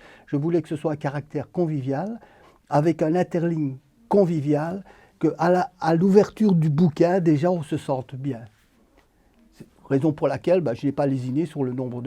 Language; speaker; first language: French; native; French